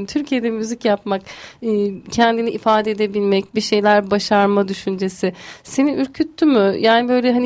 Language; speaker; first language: Turkish; native; Turkish